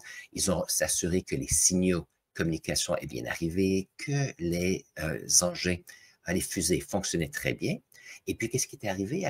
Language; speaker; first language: French; native; French